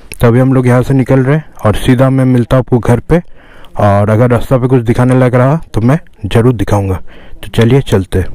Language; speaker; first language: Hindi; non-native, local second language; Bangla